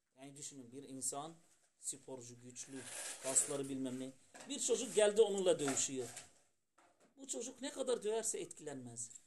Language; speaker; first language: Turkish; non-native, fluent; Arabic